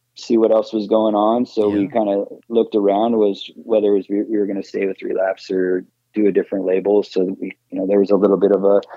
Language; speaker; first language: English; native; English